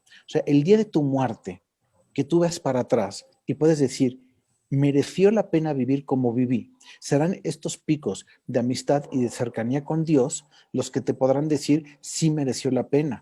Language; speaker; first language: Spanish; native; Spanish